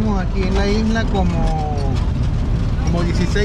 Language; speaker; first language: Spanish; native; Spanish